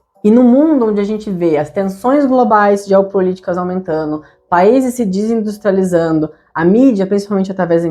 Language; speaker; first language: Portuguese; native; Portuguese